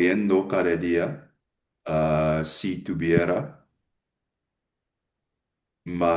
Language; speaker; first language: Spanish; non-native, learner; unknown